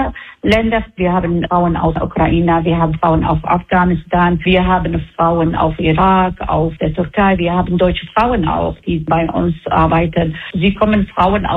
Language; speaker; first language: German; non-native, learner; Arabic